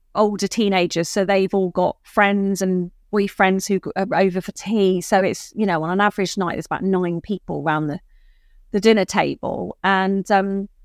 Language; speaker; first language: English; native; English